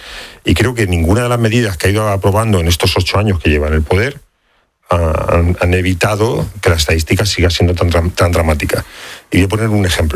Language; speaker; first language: Spanish; native; Spanish